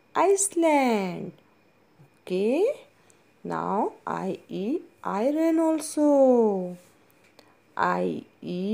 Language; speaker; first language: English; non-native, local second language; Hindi